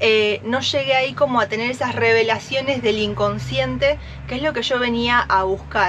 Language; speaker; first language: Spanish; native; Spanish